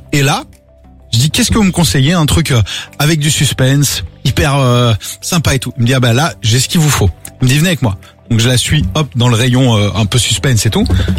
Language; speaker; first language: French; native; French